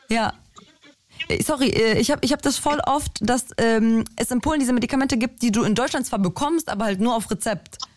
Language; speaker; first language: German; early bilingual, other home language; Polish